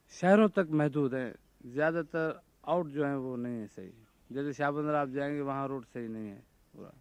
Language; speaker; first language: Urdu; native; Urdu